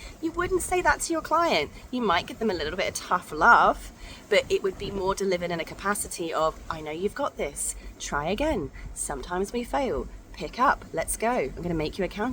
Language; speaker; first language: English; native; English